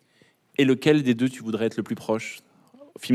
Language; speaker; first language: French; native; French